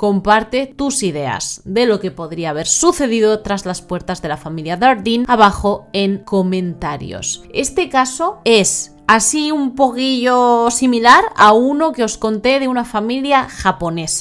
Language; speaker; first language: Spanish; native; Spanish